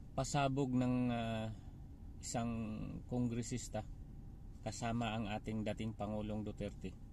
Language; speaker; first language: Filipino; non-native, local second language; Cebuano